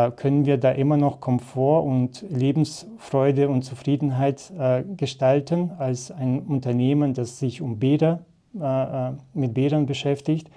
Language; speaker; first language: German; early bilingual, other home language; Russian